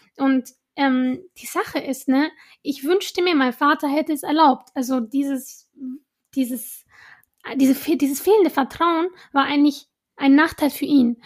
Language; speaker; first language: German; early bilingual, other home language; Arabic